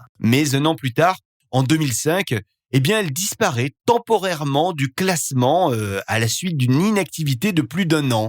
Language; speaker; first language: French; native; French